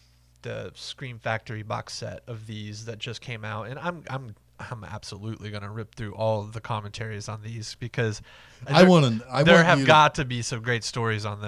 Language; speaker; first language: English; native; English